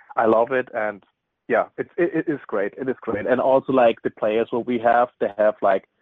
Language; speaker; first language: English; non-native, fluent; German